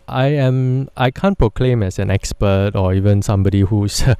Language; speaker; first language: English; non-native, local second language; Chinese